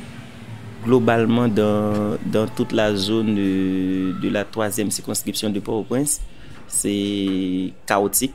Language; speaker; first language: French; non-native, local second language; Haitian Creole